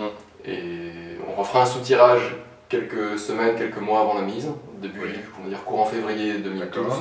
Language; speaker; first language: French; native; French